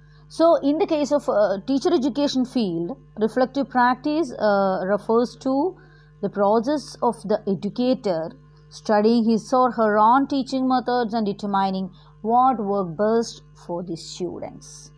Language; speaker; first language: English; non-native, local second language; Malayalam